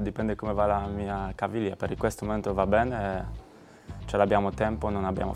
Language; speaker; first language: Italian; non-native, learner; Polish